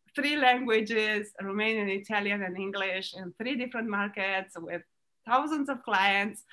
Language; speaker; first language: English; non-native, fluent; Romanian